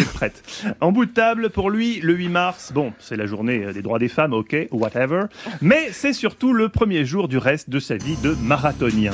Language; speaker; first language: French; native; French